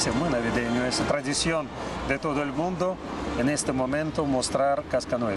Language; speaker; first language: Spanish; non-native, learner; Russian